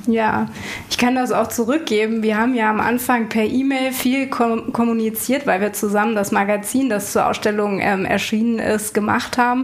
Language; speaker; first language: German; native; German